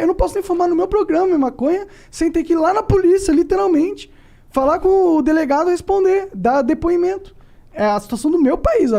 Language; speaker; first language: Portuguese; native; Portuguese